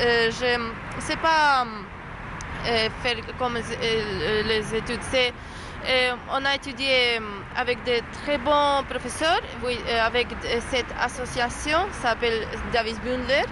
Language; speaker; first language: French; non-native, learner; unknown